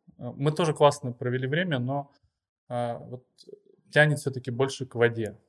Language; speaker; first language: Russian; native; Russian